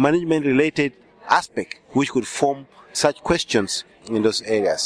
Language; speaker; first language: English; non-native, local second language; Acoli